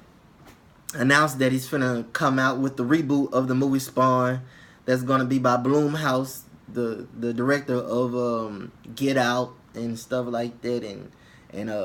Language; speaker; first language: English; native; English